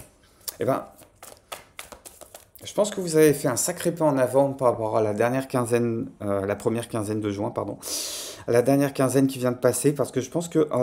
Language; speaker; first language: French; native; French